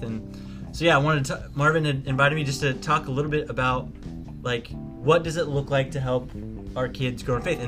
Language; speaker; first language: English; native; English